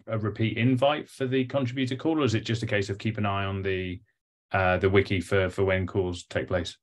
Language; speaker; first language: English; native; English